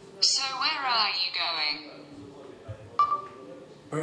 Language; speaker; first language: English; non-native, learner; Russian